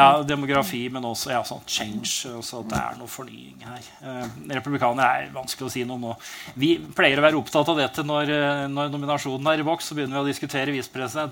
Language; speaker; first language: Norwegian; native; Norwegian